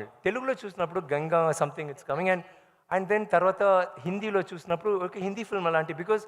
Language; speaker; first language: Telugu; non-native, local second language; Tamil